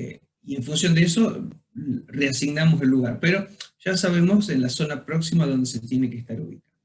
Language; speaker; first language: Spanish; native; Spanish